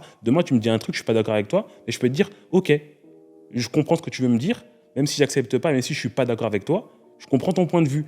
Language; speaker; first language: French; native; French